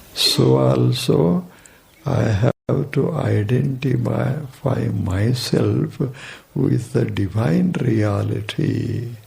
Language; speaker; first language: English; non-native, local second language; Kannada